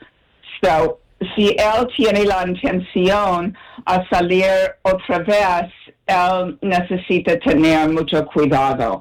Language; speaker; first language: Spanish; non-native, learner; English